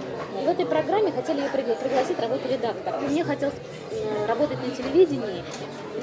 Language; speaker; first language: Russian; native; Russian